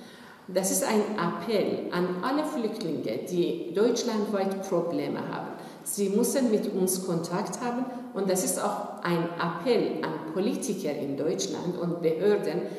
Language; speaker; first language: German; non-native, fluent; Persian